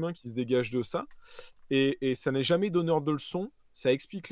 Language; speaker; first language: French; native; French